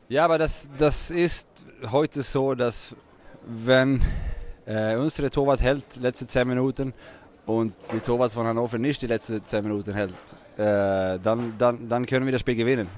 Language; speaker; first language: German; non-native, fluent; Swedish